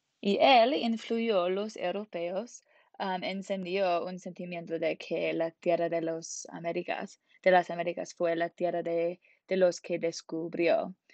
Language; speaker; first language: Spanish; non-native, learner; English